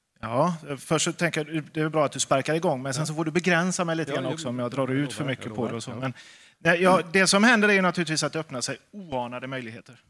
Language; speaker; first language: Swedish; native; Swedish